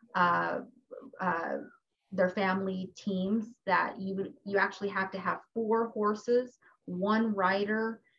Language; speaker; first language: English; native; English